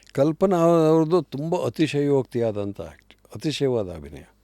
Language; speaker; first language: Kannada; native; Kannada